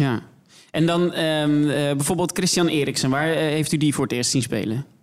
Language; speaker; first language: Dutch; native; Dutch